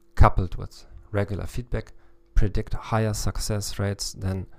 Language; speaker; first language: English; non-native, fluent; German